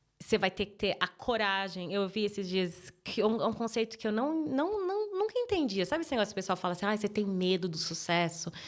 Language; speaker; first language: Portuguese; native; Portuguese